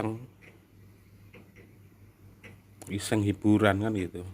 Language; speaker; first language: Indonesian; native; Indonesian